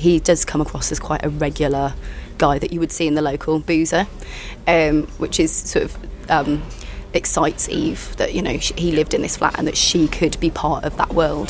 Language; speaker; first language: English; native; English